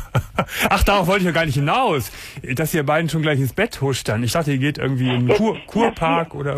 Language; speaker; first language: German; native; German